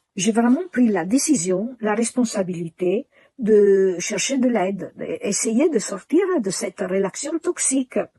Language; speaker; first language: French; non-native, fluent; Italian